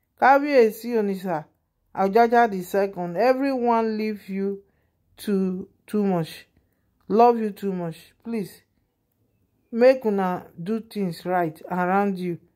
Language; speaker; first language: Nigerian Pidgin; non-native, local second language; Yoruba